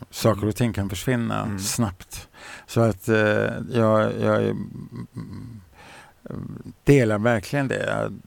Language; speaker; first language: Swedish; native; Swedish